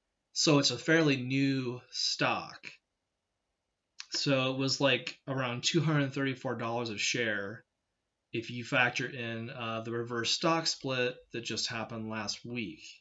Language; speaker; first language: English; native; English